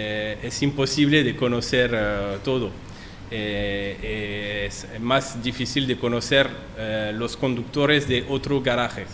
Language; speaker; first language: Spanish; non-native, learner; French